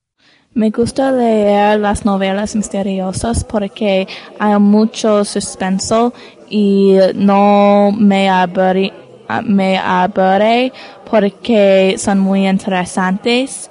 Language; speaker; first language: Spanish; non-native, learner; English